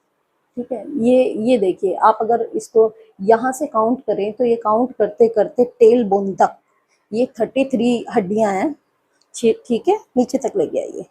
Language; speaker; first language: Hindi; native; Hindi